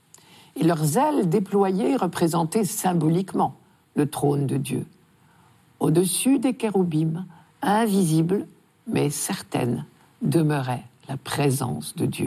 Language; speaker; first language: French; native; French